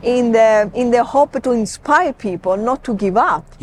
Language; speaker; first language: English; non-native, fluent; Italian